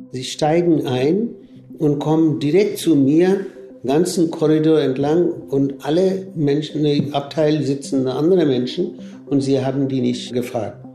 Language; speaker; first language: German; non-native, fluent; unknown